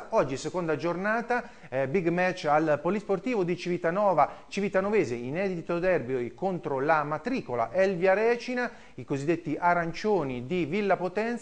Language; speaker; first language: Italian; native; Italian